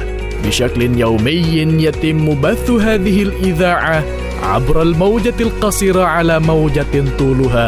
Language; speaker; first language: Arabic; non-native, fluent; Indonesian